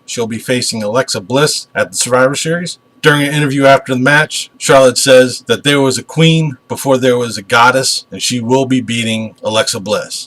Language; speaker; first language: English; native; English